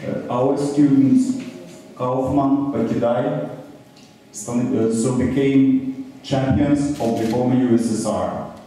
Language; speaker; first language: English; non-native, fluent; Russian